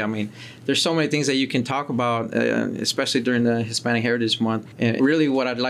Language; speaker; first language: English; early bilingual, other home language; Spanish